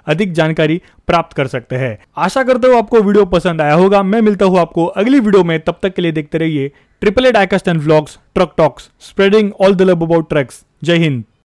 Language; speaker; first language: Hindi; non-native, local second language; Marathi